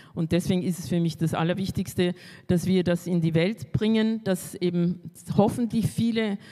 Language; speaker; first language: German; early bilingual, other home language; Spanish